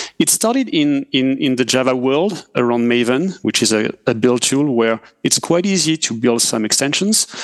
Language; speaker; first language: English; non-native, fluent; French